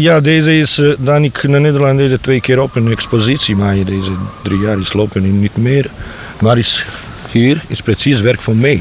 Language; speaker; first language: Dutch; non-native, learner; Bosnian